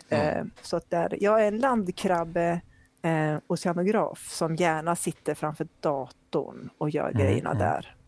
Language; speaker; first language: Swedish; native; Swedish